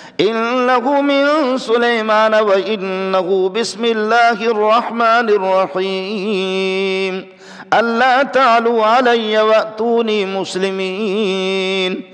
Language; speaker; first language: Urdu; non-native, local second language; Baluchi